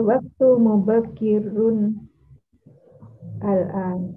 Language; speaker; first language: Arabic; non-native, learner; Indonesian